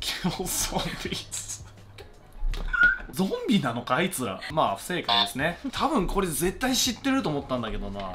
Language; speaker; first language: Japanese; early bilingual, other home language; English